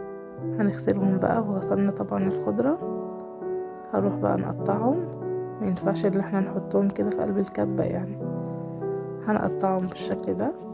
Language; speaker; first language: Arabic; native; Arabic